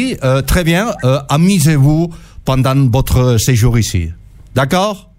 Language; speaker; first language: French; non-native, learner; Catalan